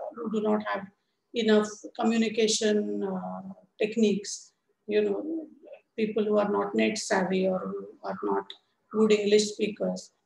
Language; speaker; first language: English; non-native, local second language; Marathi